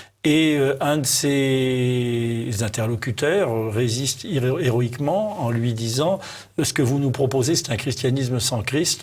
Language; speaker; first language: French; native; French